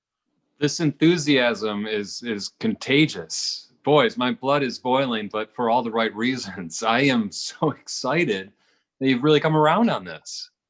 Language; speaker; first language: English; native; English